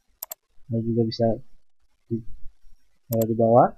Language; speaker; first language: Indonesian; native; Indonesian